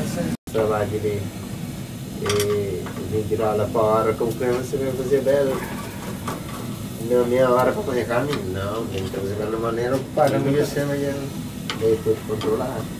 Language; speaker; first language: Portuguese; non-native, fluent; Chinese